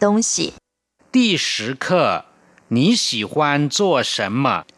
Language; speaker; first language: Chinese; non-native, fluent; Thai